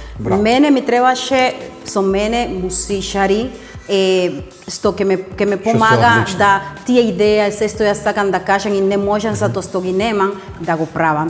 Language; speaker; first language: Macedonian; non-native, fluent; Spanish